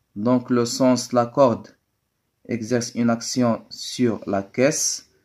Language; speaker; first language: French; non-native, local second language; Arabic